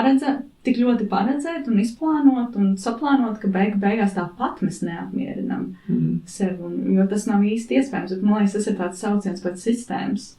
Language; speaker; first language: Latvian; native; Latvian